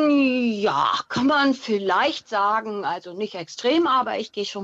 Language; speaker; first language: German; native; German